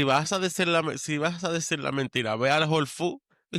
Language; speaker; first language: Spanish; native; Spanish